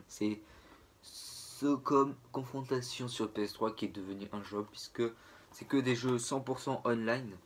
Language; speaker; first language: French; native; French